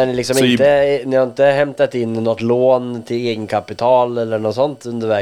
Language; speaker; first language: Swedish; native; Swedish